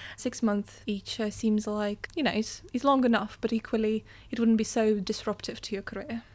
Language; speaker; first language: English; non-native, fluent; Russian